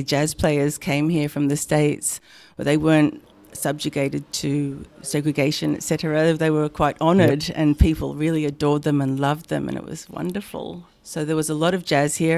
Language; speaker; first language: English; native; English